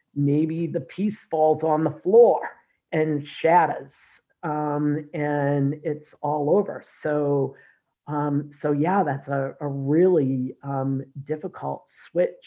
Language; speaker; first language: English; native; English